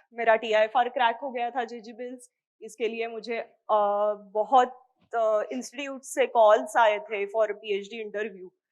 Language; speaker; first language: Hindi; non-native, local second language; Marathi